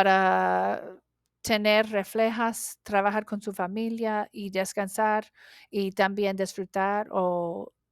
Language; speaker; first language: Spanish; non-native, learner; English